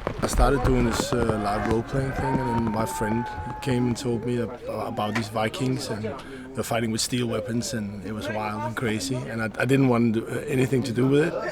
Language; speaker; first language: English; non-native, fluent; Danish